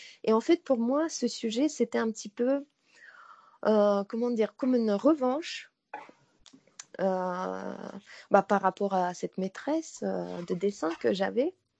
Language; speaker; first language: French; non-native, fluent; Russian